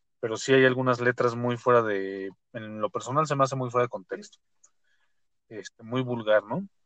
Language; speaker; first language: Spanish; native; Spanish